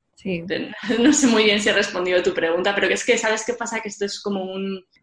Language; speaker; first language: Spanish; native; Spanish